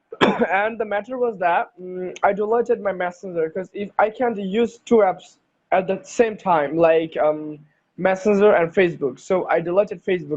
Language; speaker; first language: English; non-native, learner; Bangla